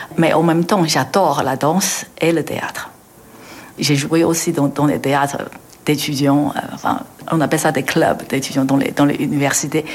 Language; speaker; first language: French; non-native, fluent; Chinese